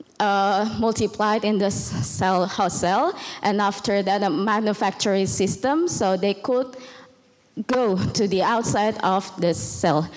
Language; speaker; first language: English; non-native, learner; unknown